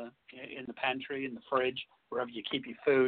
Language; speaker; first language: English; native; English